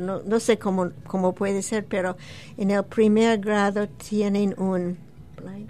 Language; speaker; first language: Spanish; non-native, fluent; English